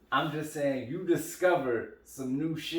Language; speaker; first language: English; native; English